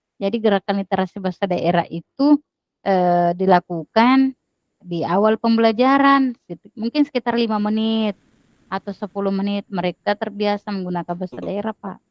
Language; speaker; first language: Indonesian; native; Indonesian